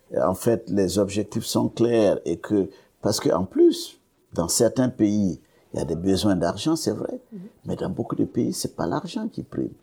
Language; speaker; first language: French; non-native, local second language; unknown